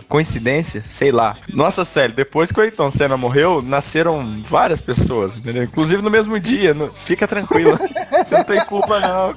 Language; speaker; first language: Portuguese; native; Portuguese